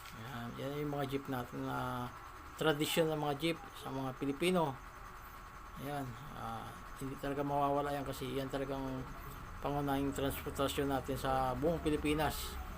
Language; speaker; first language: Filipino; native; Filipino